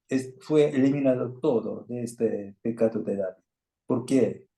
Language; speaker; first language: Spanish; non-native, fluent; Korean